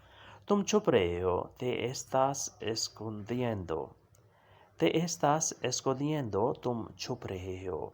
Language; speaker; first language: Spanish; non-native, learner; Urdu